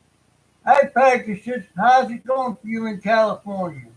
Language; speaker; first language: English; native; English